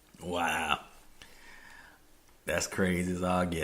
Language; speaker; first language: English; native; English